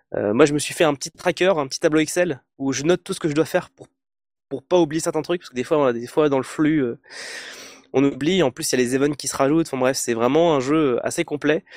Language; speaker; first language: French; native; French